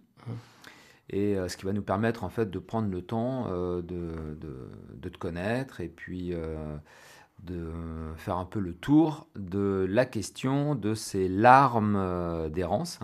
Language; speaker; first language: French; native; French